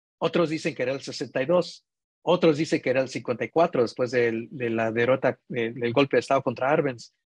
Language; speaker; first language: Spanish; early bilingual, heritage; Spanish